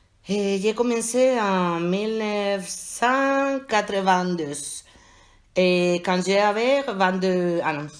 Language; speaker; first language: French; non-native, learner; Spanish